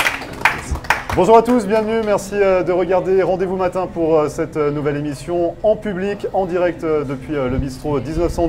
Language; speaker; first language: French; native; French